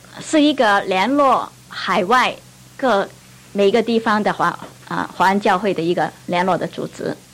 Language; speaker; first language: Chinese; non-native, local second language; Cantonese